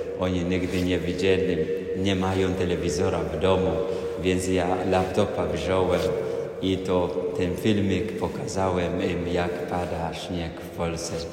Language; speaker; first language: Polish; non-native, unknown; Amharic